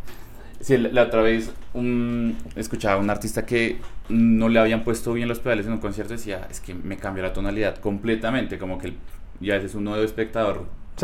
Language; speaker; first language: Spanish; native; Spanish